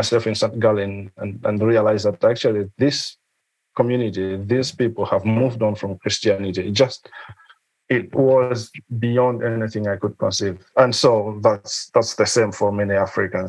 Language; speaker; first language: English; non-native, local second language; Nyanja